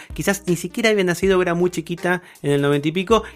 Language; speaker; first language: Spanish; native; Spanish